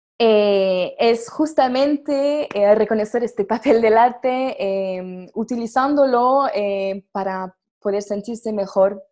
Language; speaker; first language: Spanish; non-native, fluent; French